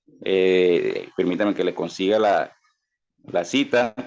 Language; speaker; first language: Spanish; native; Spanish